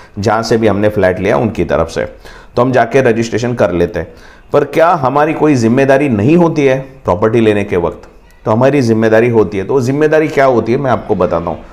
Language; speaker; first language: Hindi; non-native, local second language; Marathi